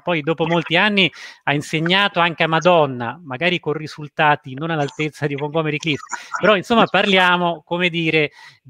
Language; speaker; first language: Italian; native; Italian